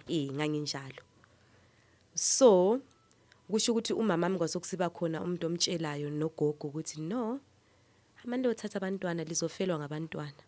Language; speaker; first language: Zulu; native; Zulu